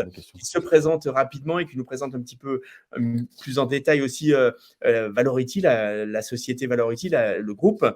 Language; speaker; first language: French; native; French